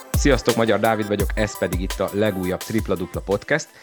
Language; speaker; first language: Hungarian; native; Hungarian